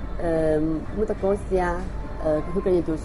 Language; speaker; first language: Portuguese; non-native, learner; Chinese